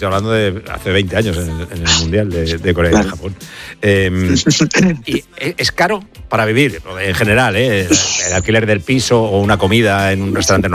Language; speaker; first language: Spanish; native; Spanish